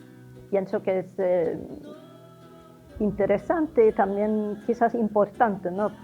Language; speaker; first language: Spanish; non-native, fluent; Norwegian